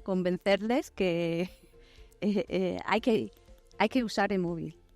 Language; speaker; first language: Spanish; non-native, fluent; English